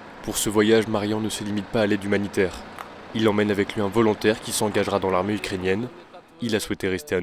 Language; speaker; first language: French; native; French